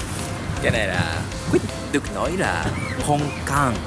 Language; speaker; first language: Vietnamese; non-native, learner; Japanese